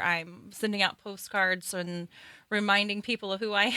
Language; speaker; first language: English; native; English